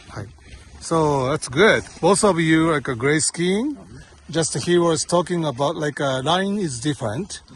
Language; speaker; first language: English; non-native, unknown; Japanese